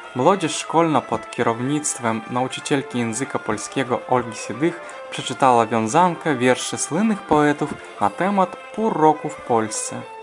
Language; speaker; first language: Polish; non-native, fluent; Russian